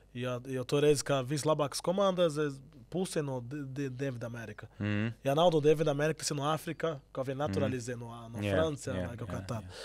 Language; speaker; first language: Latvian; non-native, learner; Portuguese